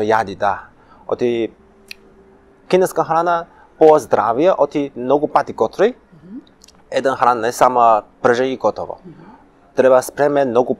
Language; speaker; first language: Macedonian; non-native, learner; Chinese